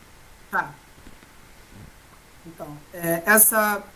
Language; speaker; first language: Portuguese; native; Portuguese